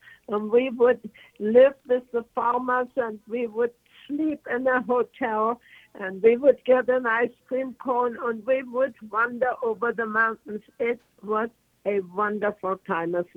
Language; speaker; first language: English; non-native, fluent; German